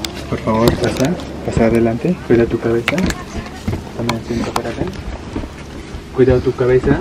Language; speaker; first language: Spanish; native; Spanish